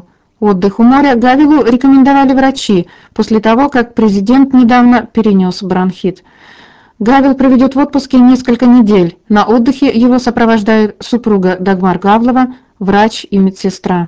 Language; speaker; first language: Russian; native; Russian